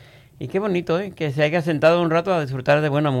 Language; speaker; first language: Spanish; native; Spanish